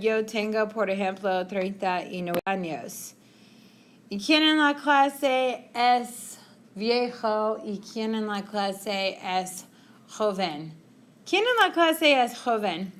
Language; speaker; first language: Spanish; non-native, fluent; English